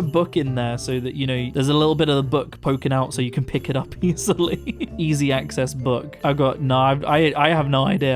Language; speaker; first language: English; native; English